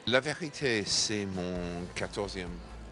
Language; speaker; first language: French; non-native, fluent; English